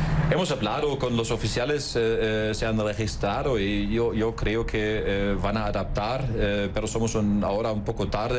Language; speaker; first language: Spanish; non-native, fluent; German